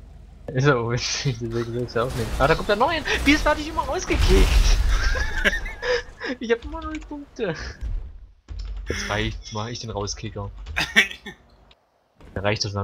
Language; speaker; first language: German; native; German